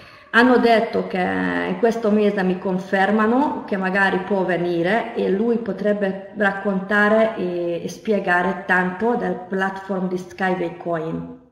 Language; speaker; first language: Italian; non-native, fluent; Hungarian